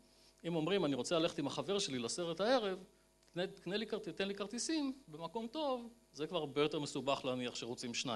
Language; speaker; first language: Hebrew; native; Hebrew